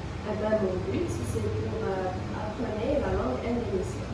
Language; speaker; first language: French; non-native, local second language; Arabic